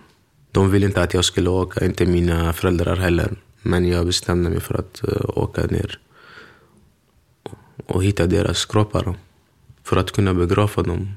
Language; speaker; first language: Swedish; early bilingual, other home language; Kurdish